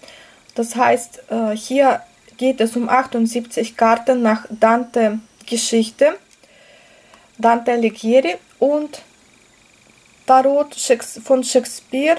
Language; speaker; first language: German; non-native, fluent; Russian